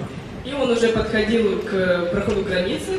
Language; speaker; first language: Russian; native; Russian